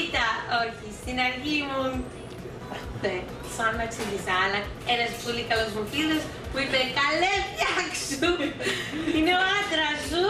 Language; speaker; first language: Greek; early bilingual, heritage; Greek